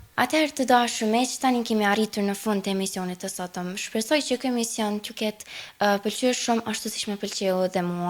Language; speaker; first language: Albanian; native; Albanian